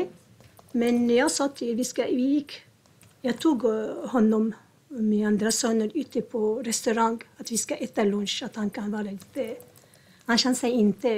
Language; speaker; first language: Swedish; non-native, learner; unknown